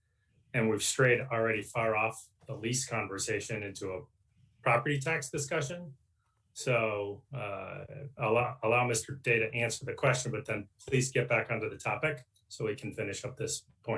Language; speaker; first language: English; native; English